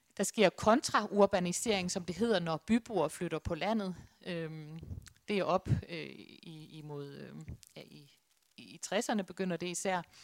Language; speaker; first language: Danish; native; Danish